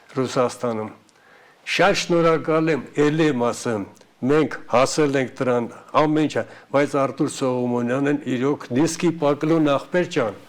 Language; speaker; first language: Armenian; non-native, local second language; Ukrainian